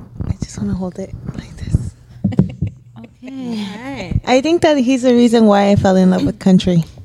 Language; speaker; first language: English; early bilingual, other home language; Spanish